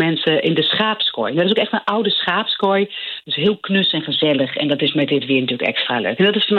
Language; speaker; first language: Dutch; non-native, local second language; Low German